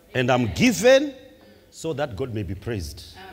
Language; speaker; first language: English; non-native, local second language; Swahili